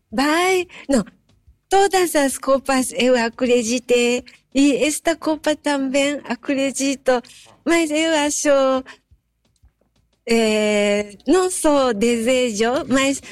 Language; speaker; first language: Portuguese; non-native, fluent; Japanese